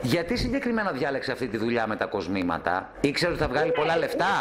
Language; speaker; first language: Greek; native; Greek